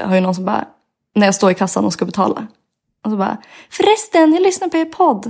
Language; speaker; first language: Swedish; native; Swedish